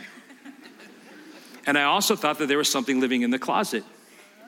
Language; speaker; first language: English; native; English